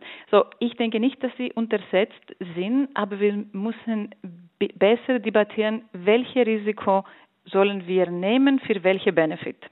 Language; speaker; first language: German; non-native, fluent; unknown